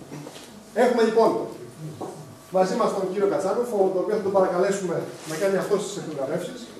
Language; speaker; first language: Greek; native; Greek